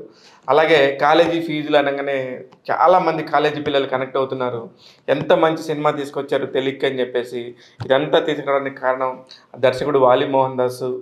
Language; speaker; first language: Telugu; native; Telugu